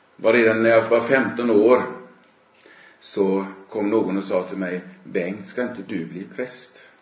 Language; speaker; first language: Swedish; native; Swedish